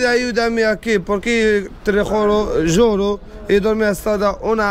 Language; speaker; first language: Italian; non-native, learner; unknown